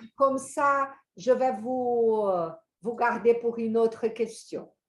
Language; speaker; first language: French; non-native, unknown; Portuguese